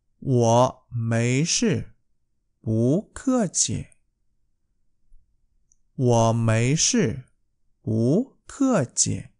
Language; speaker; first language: Chinese; non-native, fluent; Vietnamese